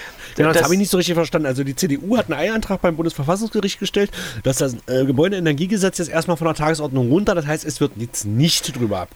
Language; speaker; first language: German; native; German